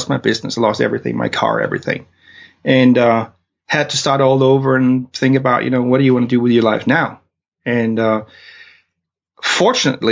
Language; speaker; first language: English; non-native, fluent; Danish